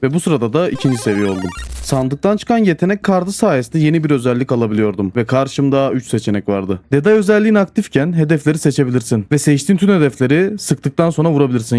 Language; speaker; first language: Turkish; native; Turkish